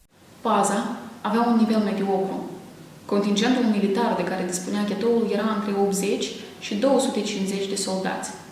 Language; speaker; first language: Romanian; native; Romanian